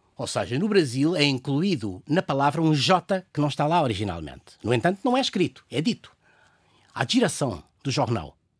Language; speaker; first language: Portuguese; native; Portuguese